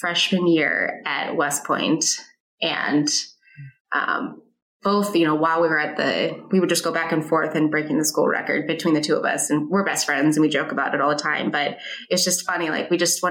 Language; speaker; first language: English; native; English